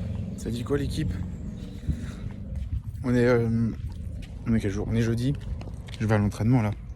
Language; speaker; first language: French; native; French